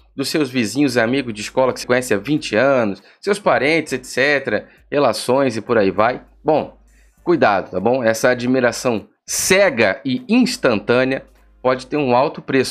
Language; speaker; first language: Portuguese; native; Portuguese